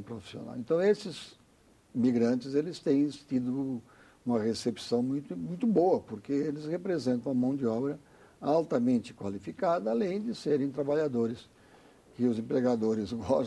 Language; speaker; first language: Portuguese; native; Portuguese